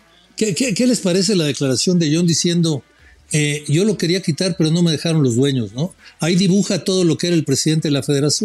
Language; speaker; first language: Spanish; native; Spanish